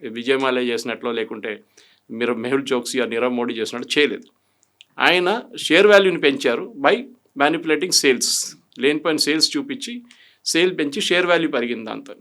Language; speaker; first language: Telugu; non-native, fluent; Malayalam